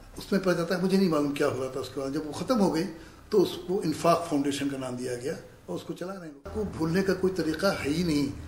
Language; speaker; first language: Urdu; native; Urdu